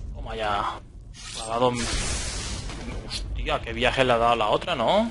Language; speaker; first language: Spanish; native; Spanish